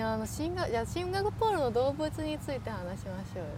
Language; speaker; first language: Japanese; non-native, learner; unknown